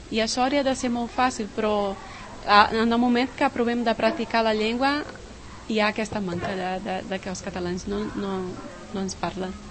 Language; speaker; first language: Catalan; non-native, fluent; Portuguese